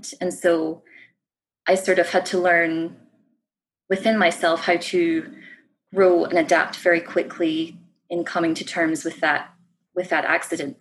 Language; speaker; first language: English; native; English